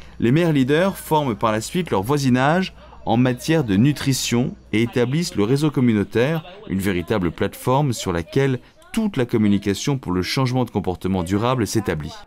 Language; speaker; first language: French; non-native, local second language; Haitian Creole